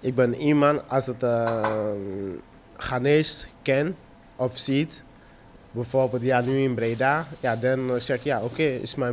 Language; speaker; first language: Dutch; non-native, fluent; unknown